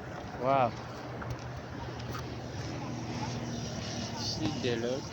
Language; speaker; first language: English; non-native, learner; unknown